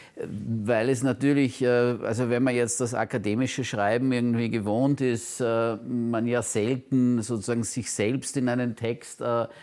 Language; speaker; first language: German; non-native, local second language; Turkish